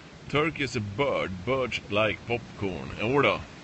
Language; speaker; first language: English; non-native, learner; Swedish